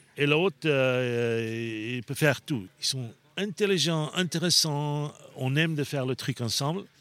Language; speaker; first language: French; non-native, fluent; Afrikaans